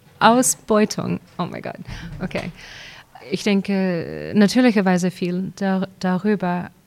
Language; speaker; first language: German; early bilingual, heritage; English